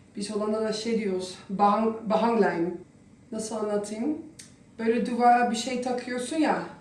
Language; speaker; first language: Turkish; non-native, fluent; Dutch